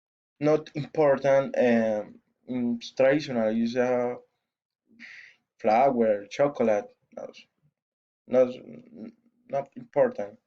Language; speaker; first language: English; non-native, learner; Spanish